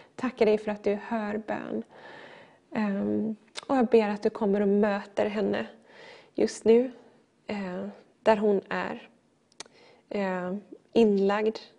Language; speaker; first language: Swedish; native; Swedish